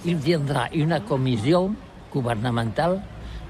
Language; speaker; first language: French; non-native, learner; Catalan